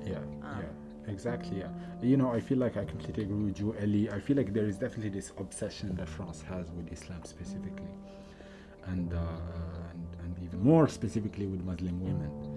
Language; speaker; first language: English; non-native, fluent; Arabic